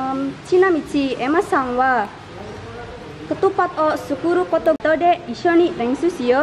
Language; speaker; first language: Japanese; non-native, learner; Indonesian